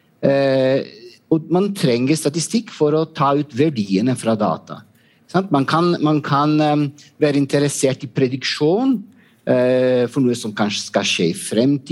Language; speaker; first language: Norwegian; non-native, fluent; Italian